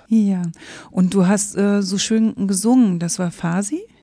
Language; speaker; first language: German; native; German